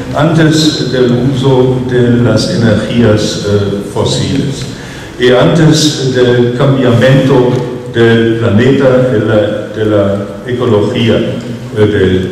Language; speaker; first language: Spanish; non-native, fluent; German